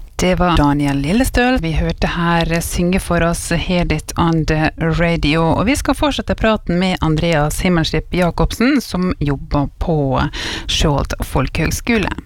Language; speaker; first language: Norwegian; native; Norwegian